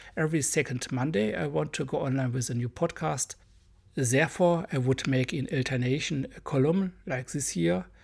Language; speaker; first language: English; non-native, fluent; German